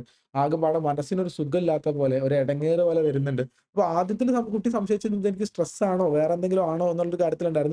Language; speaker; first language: Malayalam; native; Malayalam